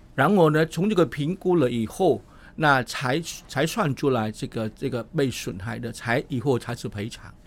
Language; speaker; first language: Chinese; non-native, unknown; Vietnamese